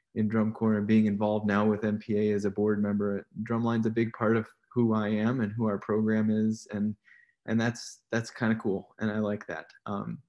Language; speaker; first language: English; native; English